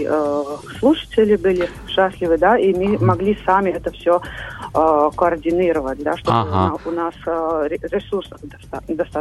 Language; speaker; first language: Russian; non-native, local second language; Latvian